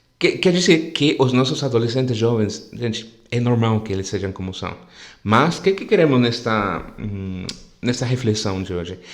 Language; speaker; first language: Portuguese; non-native, fluent; Spanish